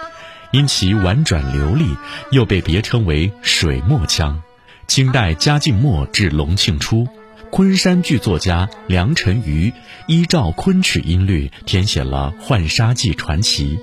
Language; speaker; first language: Chinese; native; Chinese